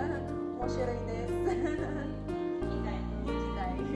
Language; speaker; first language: Japanese; non-native, fluent; Filipino